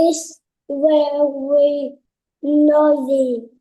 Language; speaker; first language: English; non-native, learner; Vietnamese